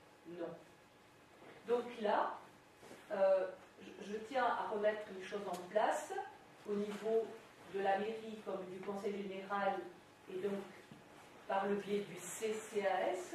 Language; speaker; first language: French; native; French